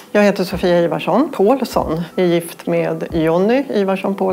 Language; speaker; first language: Swedish; native; Swedish